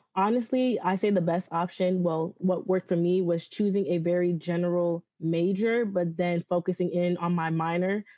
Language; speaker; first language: English; early bilingual, other home language; Yoruba